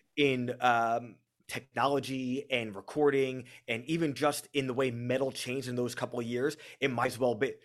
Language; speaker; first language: English; native; English